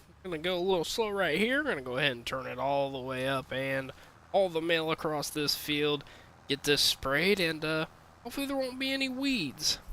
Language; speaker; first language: English; native; English